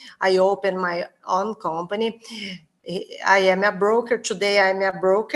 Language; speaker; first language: English; non-native, learner; Portuguese